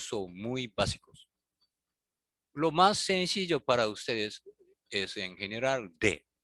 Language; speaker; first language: Spanish; non-native, learner; Japanese